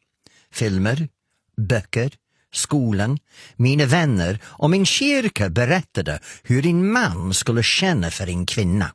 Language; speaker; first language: Swedish; non-native, fluent; English